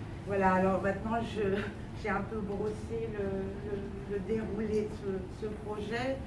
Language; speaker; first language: French; native; French